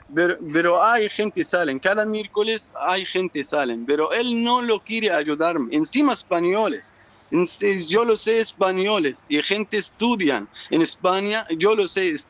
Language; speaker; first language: Spanish; non-native, learner; Arabic